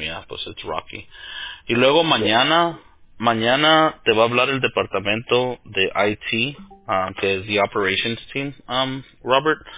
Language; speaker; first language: Spanish; early bilingual, heritage; Spanish